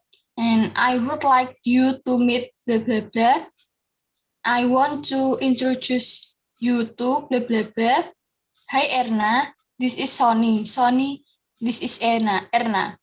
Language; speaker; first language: English; non-native, learner; Indonesian